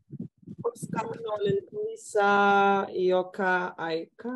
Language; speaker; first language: Finnish; non-native, learner; Russian